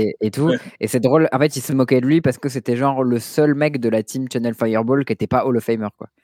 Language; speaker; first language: French; native; French